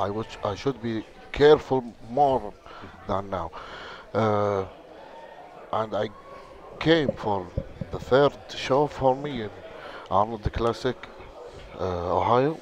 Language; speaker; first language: English; non-native, learner; Arabic